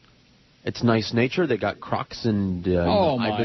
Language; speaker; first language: English; native; English